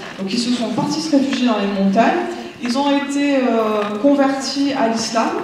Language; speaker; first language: French; native; French